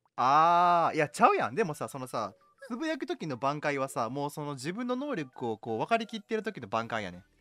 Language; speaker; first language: Japanese; native; Japanese